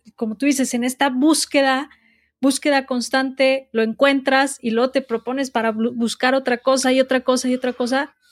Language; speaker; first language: Spanish; native; Spanish